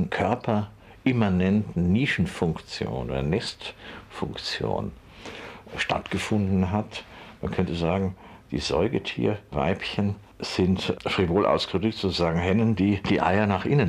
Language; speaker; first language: German; native; German